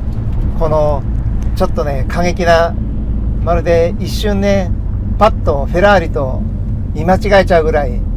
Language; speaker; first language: Japanese; native; Japanese